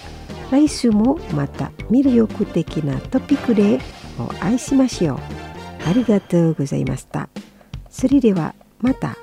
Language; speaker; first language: Japanese; non-native, fluent; Indonesian